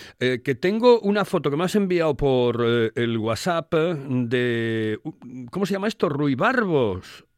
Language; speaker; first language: Spanish; native; Spanish